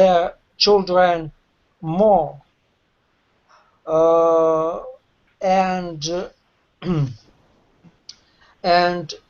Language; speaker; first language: English; non-native, learner; Russian